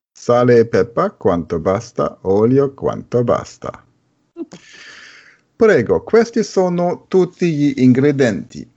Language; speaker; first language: Italian; non-native, fluent; German